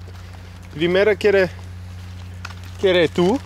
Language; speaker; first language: Spanish; non-native, learner; English